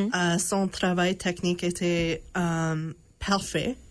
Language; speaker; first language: French; non-native, local second language; English